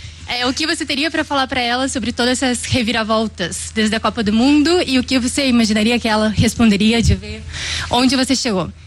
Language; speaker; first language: Portuguese; non-native, fluent; Spanish